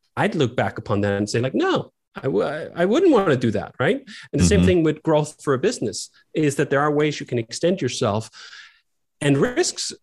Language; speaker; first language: English; non-native, fluent; Danish